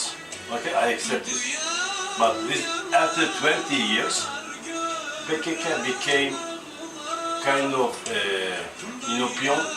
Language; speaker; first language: English; non-native, fluent; Kurdish